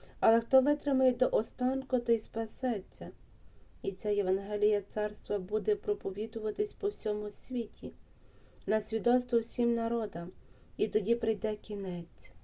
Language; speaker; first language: Ukrainian; native; Ukrainian